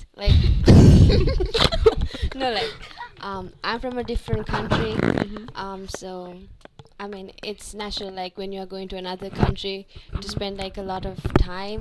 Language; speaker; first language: English; non-native, local second language; Sinhala